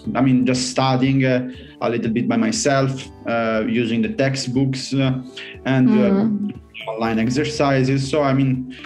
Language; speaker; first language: English; non-native, fluent; Italian